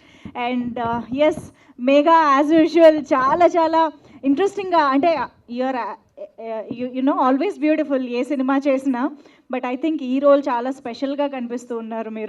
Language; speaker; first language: Telugu; native; Telugu